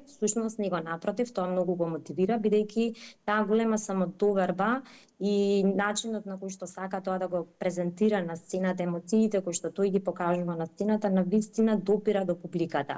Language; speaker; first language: Macedonian; native; Macedonian